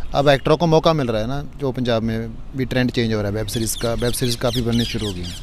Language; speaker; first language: Hindi; non-native, local second language; Punjabi